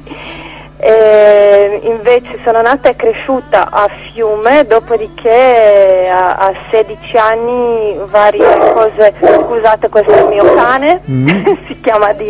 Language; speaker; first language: Italian; non-native, fluent; Croatian